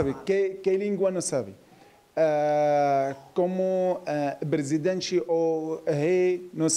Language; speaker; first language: Portuguese; non-native, learner; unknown